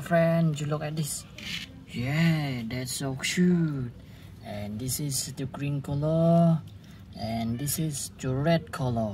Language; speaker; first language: English; non-native, learner; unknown